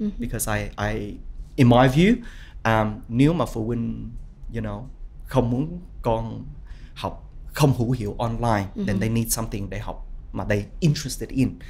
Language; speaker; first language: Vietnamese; early bilingual, heritage; Vietnamese